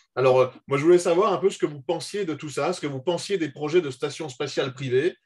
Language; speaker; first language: French; native; French